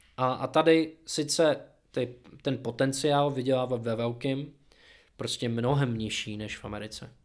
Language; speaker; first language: Czech; non-native, fluent; English